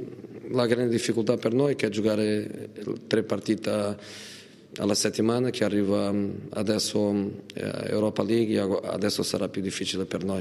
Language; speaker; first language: Italian; non-native, fluent; Portuguese